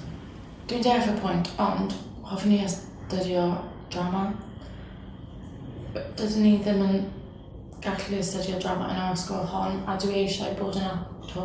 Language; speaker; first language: Welsh; non-native, learner; English